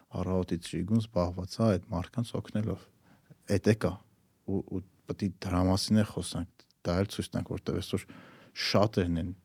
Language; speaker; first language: Armenian; native; Armenian